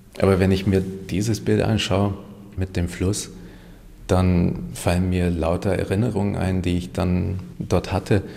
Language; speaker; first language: German; non-native, fluent; Hungarian